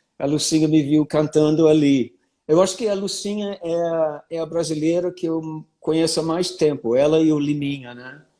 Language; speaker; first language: Portuguese; non-native, fluent; English